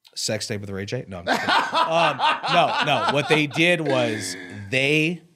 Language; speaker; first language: English; native; English